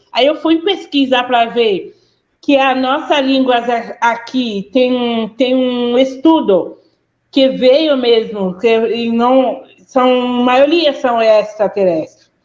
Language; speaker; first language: Portuguese; non-native, fluent; Haitian Creole